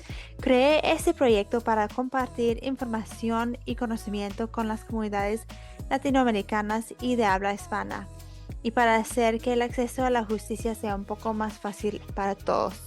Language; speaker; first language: Spanish; non-native, fluent; English